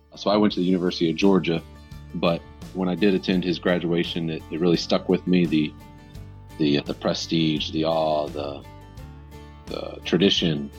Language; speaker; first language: English; native; English